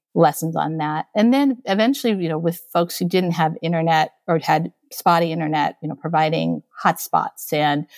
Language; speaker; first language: English; early bilingual, other home language; Japanese